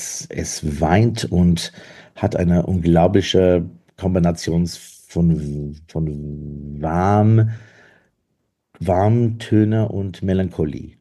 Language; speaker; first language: German; non-native, fluent; English